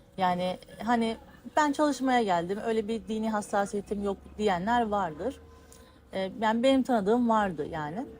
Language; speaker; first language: Turkish; native; Turkish